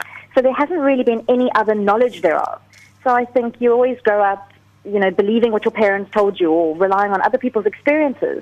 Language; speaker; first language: English; native; English